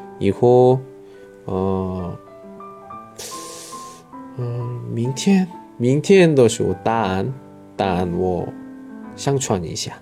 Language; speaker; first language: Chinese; non-native, learner; Korean